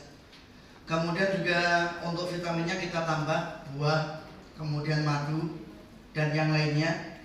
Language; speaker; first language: Indonesian; native; Indonesian